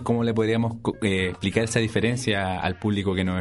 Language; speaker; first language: Spanish; native; Spanish